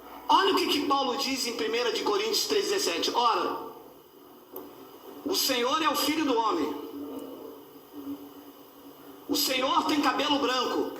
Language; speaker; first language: Portuguese; native; Portuguese